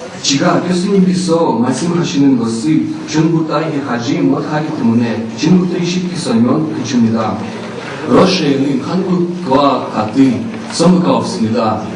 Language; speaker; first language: Korean; non-native, learner; Russian